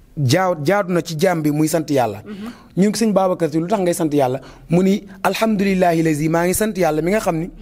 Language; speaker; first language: Wolof; native; Wolof